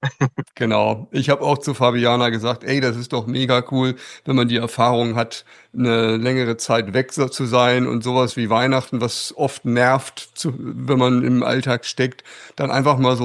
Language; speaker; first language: German; native; German